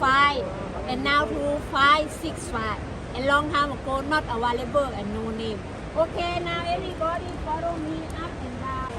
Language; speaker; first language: English; non-native, learner; Thai